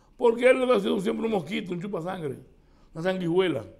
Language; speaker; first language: Spanish; native; Spanish